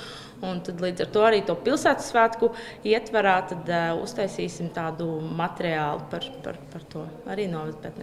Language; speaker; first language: Latvian; native; Latvian